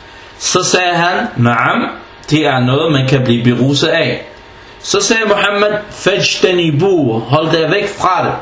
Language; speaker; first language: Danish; early bilingual, other home language; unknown